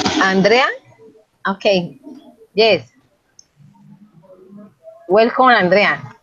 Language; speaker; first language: English; non-native, learner; Spanish